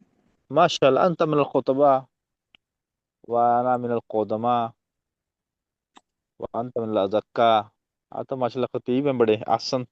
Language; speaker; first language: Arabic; non-native, learner; Urdu